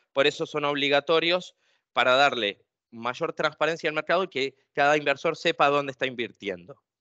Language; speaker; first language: Spanish; native; Spanish